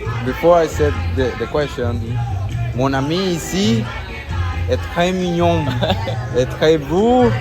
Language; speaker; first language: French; non-native, learner; Spanish